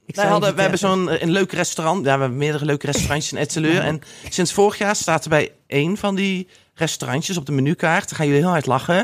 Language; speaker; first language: Dutch; native; Dutch